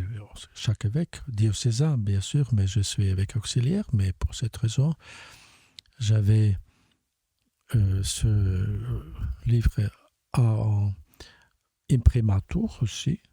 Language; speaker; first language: French; non-native, fluent; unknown